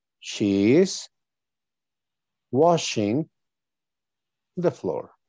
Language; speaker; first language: English; non-native, fluent; Spanish